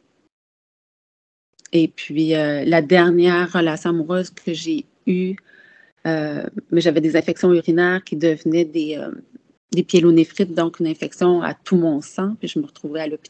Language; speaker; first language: French; native; French